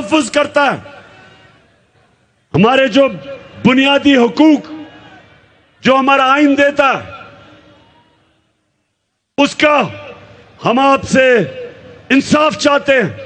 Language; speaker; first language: Urdu; native; Urdu